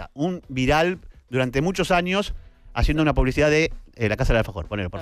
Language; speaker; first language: Spanish; native; Spanish